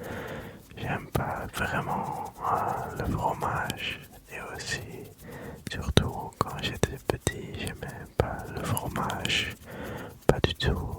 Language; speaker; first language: French; early bilingual, other home language; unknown